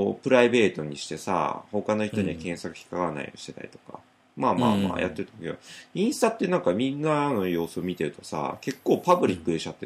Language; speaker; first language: Japanese; native; Japanese